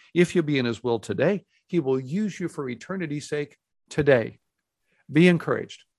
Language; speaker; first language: English; native; English